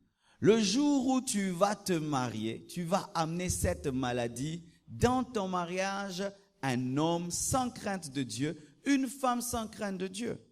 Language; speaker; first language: French; non-native, local second language; Lingala